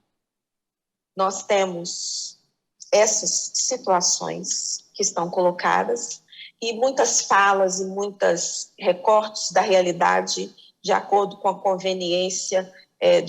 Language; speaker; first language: Portuguese; native; Portuguese